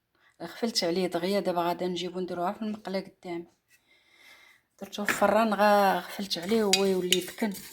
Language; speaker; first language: Arabic; native; Arabic